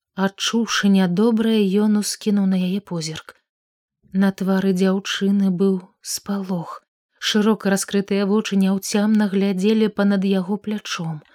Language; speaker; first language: Belarusian; native; Belarusian